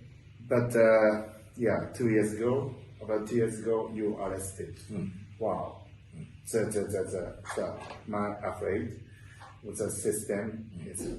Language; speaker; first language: English; non-native, learner; Japanese